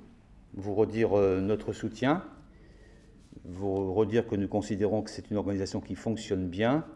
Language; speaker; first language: French; native; French